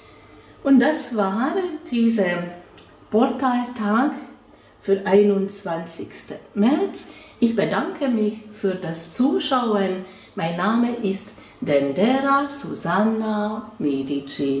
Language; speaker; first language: German; non-native, fluent; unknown